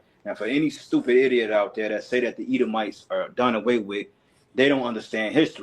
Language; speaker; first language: English; native; English